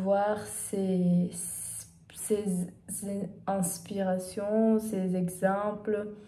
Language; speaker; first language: French; non-native, learner; Portuguese